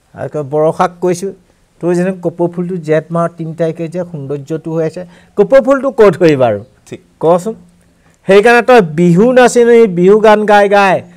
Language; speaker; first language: Assamese; non-native, local second language; Mising